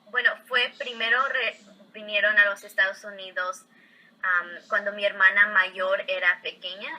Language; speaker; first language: Spanish; early bilingual, heritage; Spanish